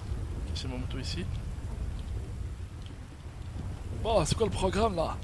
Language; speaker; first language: French; native; French